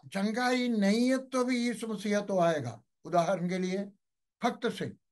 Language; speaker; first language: Hindi; non-native, local second language; Malayalam